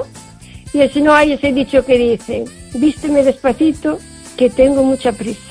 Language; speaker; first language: Spanish; native; Spanish